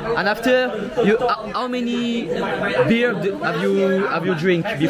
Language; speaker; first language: English; non-native, learner; French